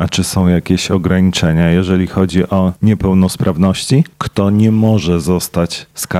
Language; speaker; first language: Polish; native; Polish